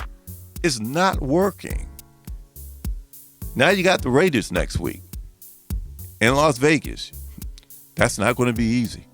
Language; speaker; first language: English; native; English